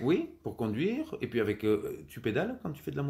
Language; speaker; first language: French; native; French